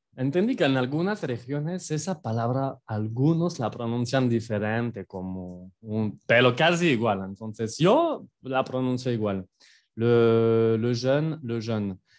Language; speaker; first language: Spanish; non-native, fluent; French